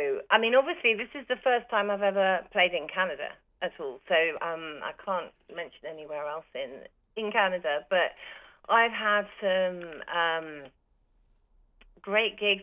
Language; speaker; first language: English; native; English